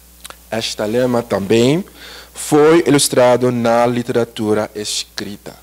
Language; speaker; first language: Portuguese; non-native, learner; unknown